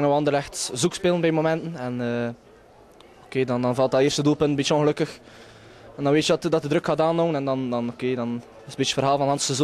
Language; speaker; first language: Dutch; native; Dutch